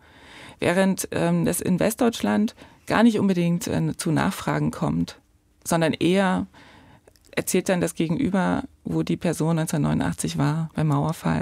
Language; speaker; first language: German; native; German